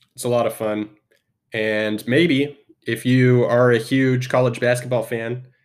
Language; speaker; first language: English; native; English